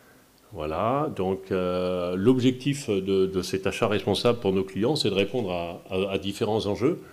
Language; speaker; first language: French; native; French